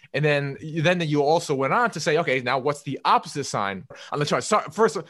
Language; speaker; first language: English; native; English